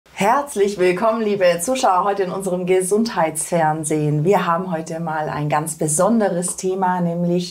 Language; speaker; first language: German; native; German